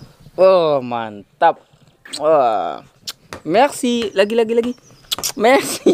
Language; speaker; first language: Indonesian; native; Indonesian